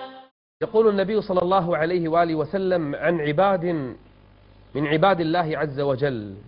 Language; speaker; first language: Arabic; native; Arabic